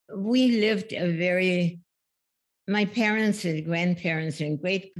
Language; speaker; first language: English; early bilingual, other home language; German